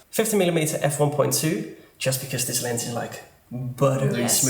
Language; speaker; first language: English; non-native, fluent; Dutch